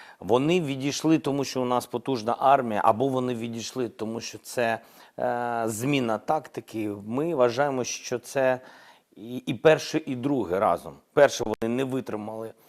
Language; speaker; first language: Ukrainian; non-native, local second language; Russian